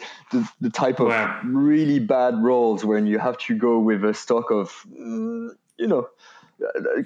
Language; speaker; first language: English; non-native, fluent; French